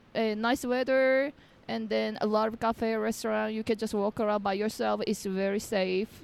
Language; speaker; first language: English; non-native, learner; Korean